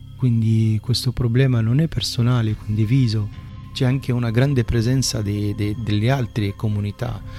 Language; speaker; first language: Italian; non-native, fluent; Arabic